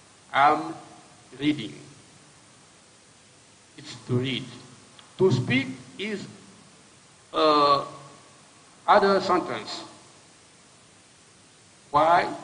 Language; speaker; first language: English; non-native, learner; French